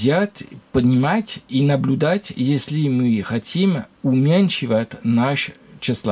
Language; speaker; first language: Russian; non-native, learner; French